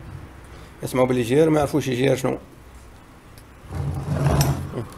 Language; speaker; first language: Arabic; native; Arabic